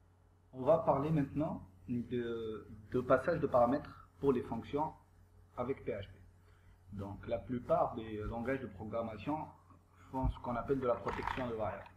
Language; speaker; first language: French; non-native, local second language; Arabic